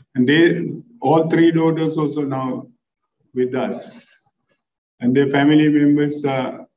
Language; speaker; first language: English; non-native, local second language; Tamil